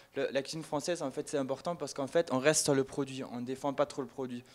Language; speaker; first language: French; non-native, fluent; German